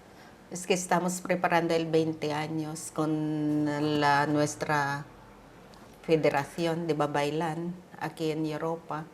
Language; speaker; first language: Spanish; non-native, learner; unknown